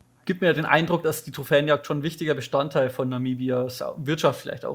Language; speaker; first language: German; native; German